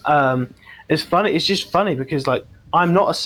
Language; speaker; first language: English; native; English